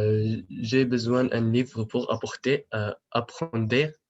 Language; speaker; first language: French; non-native, learner; Arabic